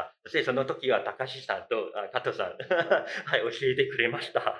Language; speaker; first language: Japanese; non-native, fluent; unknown